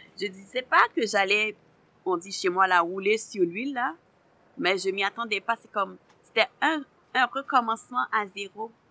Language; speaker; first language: French; non-native, local second language; Haitian Creole